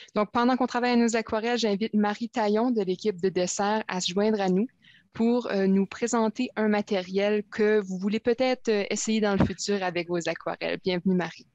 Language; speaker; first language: French; native; French